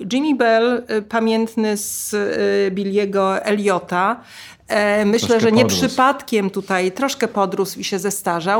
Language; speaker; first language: Polish; native; Polish